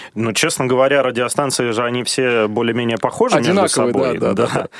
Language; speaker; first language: Russian; native; Russian